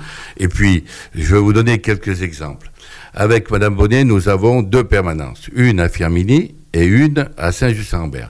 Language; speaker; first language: French; native; French